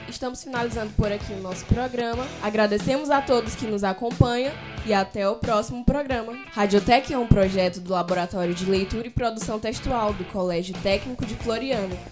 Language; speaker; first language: Portuguese; native; Portuguese